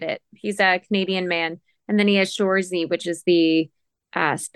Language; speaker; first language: English; native; English